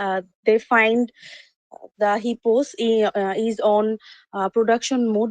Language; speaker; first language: English; non-native, learner; Bangla